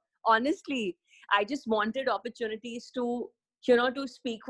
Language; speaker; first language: English; non-native, local second language; Hindi